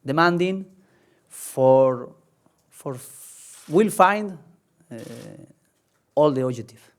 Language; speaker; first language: English; non-native, learner; Spanish